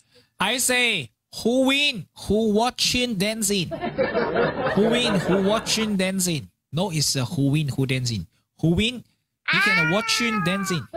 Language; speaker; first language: English; non-native, learner; Chinese